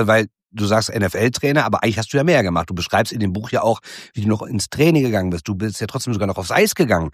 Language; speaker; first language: German; native; German